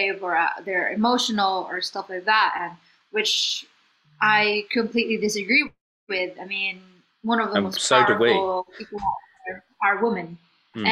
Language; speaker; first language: English; non-native, local second language; Filipino